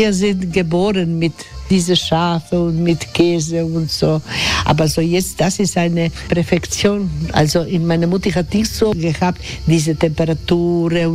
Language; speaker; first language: German; non-native, learner; Croatian